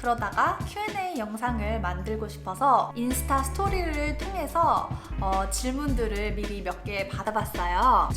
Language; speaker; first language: Korean; native; Korean